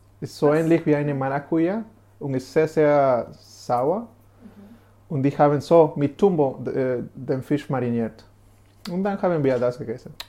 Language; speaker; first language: German; non-native, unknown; Spanish